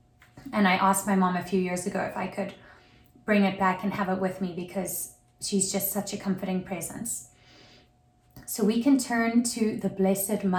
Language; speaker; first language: English; native; English